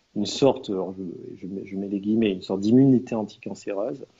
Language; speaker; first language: French; native; French